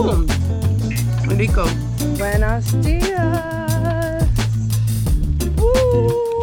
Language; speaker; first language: Spanish; non-native, learner; English